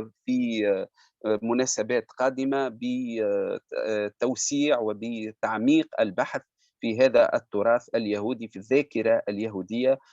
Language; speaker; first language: Arabic; native; Arabic